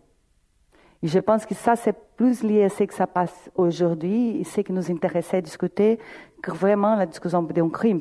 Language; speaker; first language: French; non-native, fluent; Portuguese